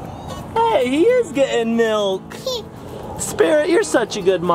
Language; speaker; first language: English; native; English